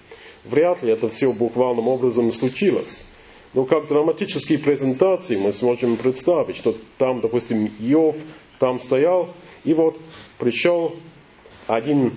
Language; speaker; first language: Russian; non-native, learner; English